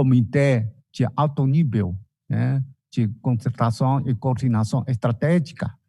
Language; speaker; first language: Portuguese; non-native, fluent; Chinese